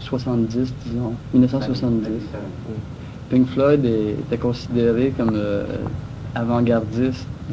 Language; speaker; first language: French; native; French